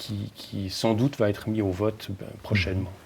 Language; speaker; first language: French; native; French